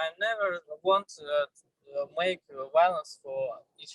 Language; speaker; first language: English; non-native, learner; Russian